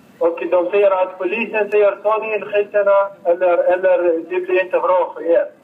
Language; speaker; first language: Swedish; non-native, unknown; Arabic